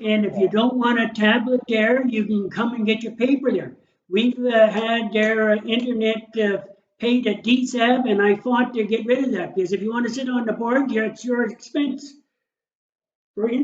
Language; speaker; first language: English; native; English